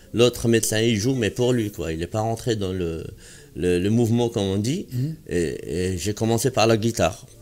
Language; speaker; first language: French; non-native, local second language; Arabic